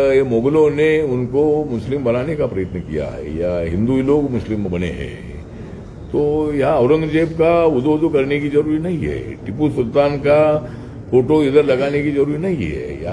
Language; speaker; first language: Hindi; non-native, local second language; Marathi